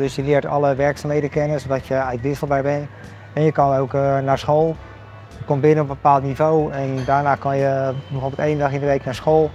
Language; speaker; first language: Dutch; native; Dutch